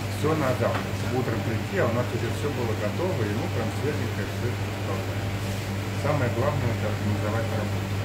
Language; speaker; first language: Russian; native; Russian